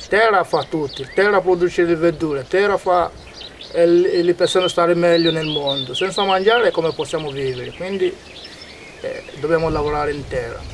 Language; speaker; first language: Italian; non-native, learner; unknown